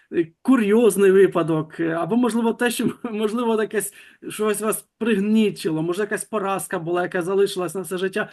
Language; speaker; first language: Ukrainian; native; Ukrainian